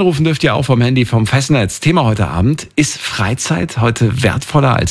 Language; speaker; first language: German; native; German